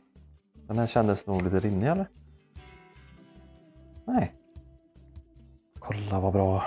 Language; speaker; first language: Swedish; native; Swedish